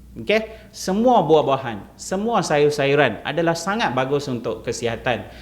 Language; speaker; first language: Malay; non-native, local second language; Tamil